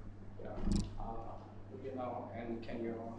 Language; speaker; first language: English; non-native, learner; Vietnamese